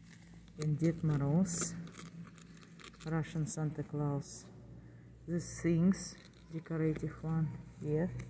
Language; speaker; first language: English; non-native, learner; Russian